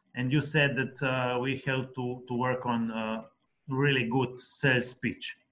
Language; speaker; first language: English; non-native, fluent; Slovenian